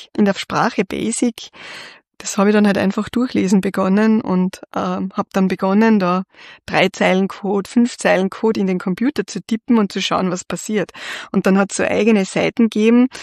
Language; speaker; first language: German; native; German